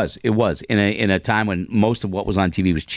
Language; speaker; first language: English; native; English